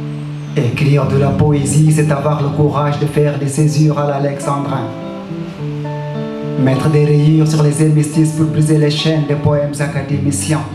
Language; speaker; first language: French; non-native, local second language; Wolof